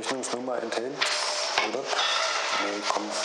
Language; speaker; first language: German; native; German